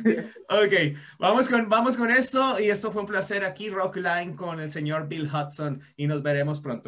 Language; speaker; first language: Spanish; native; Spanish